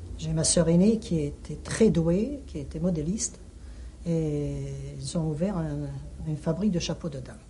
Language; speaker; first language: French; early bilingual, other home language; Hungarian